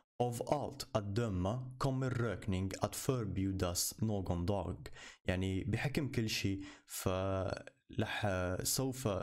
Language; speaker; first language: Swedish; non-native, fluent; Arabic